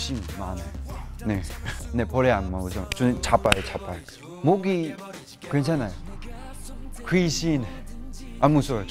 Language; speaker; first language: Korean; non-native, learner; Chinese